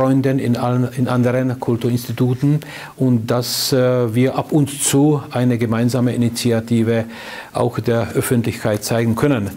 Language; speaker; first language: German; non-native, fluent; Czech